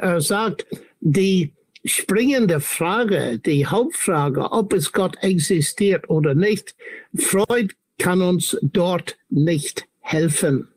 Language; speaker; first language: German; non-native, fluent; English